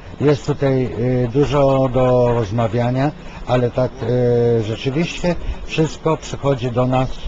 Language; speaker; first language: Polish; non-native, fluent; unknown